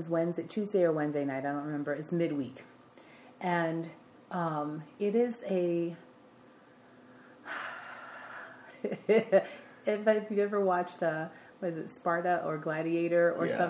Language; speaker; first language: English; native; English